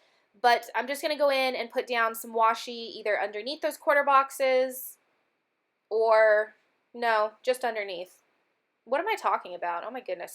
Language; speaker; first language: English; native; English